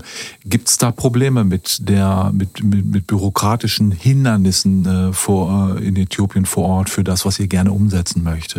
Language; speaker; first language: German; native; German